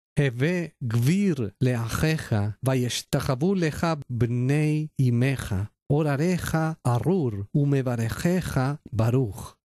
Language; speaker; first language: Hebrew; non-native, learner; Spanish